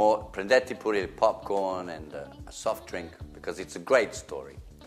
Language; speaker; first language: English; native; English